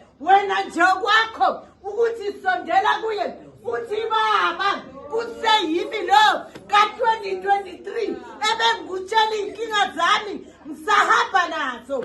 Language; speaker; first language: Zulu; native; Zulu